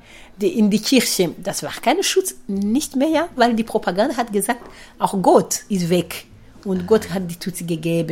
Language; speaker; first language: German; non-native, fluent; Kinyarwanda